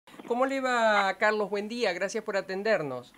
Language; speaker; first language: Spanish; native; Spanish